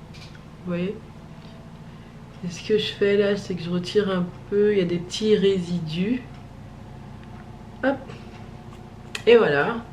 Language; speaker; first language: French; native; French